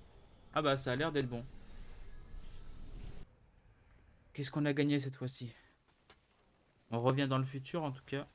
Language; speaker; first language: French; native; French